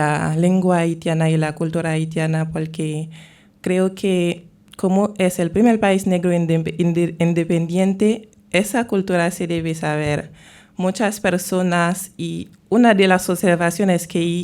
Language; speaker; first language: Spanish; non-native, fluent; Haitian Creole